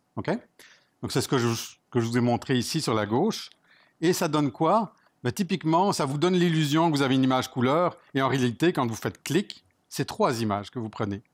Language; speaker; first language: French; native; French